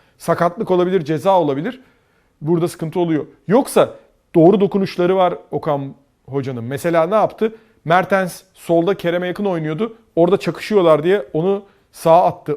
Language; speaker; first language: Turkish; native; Turkish